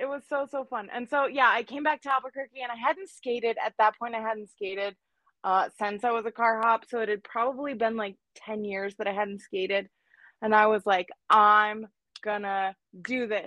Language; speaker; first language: English; native; English